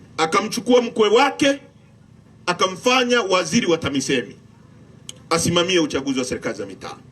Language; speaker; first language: Swahili; native; Swahili